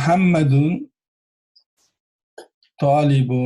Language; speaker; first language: Arabic; non-native, learner; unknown